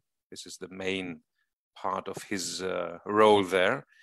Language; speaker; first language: English; non-native, fluent; Greek